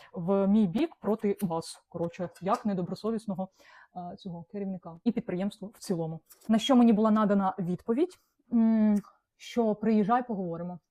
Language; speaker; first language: Ukrainian; non-native, local second language; Russian